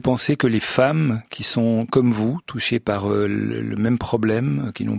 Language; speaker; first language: French; native; French